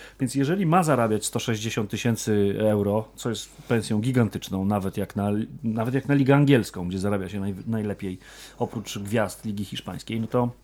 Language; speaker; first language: Polish; native; Polish